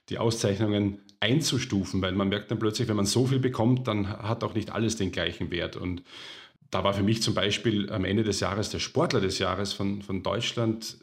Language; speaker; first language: German; native; German